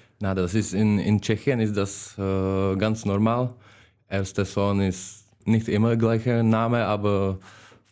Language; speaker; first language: German; non-native, learner; Czech